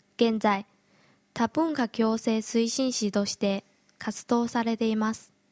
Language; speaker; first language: Japanese; non-native, fluent; Chinese